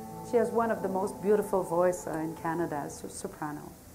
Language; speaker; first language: English; non-native, fluent; French